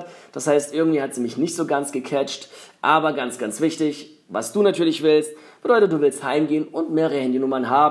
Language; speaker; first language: German; native; German